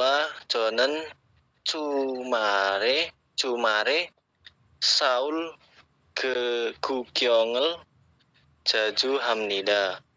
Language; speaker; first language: Korean; non-native, learner; Indonesian